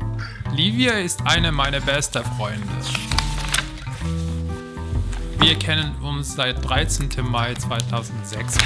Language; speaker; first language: German; non-native, learner; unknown